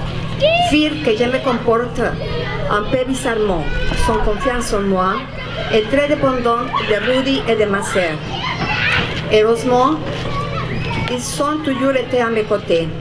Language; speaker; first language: French; non-native, fluent; Spanish